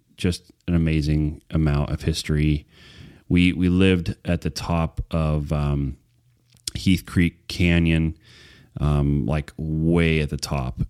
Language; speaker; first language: English; native; English